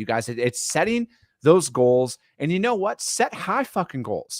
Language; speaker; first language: English; native; English